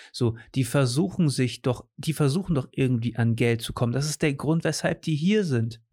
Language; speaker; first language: German; early bilingual, other home language; Portuguese